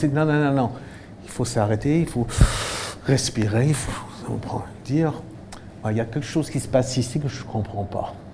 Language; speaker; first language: French; non-native, fluent; English